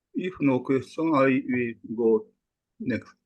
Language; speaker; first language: English; non-native, fluent; Japanese